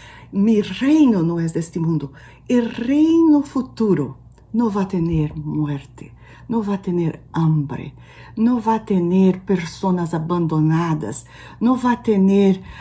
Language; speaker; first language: Spanish; non-native, learner; Portuguese